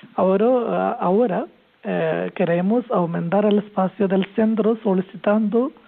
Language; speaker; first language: Spanish; non-native, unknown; Malayalam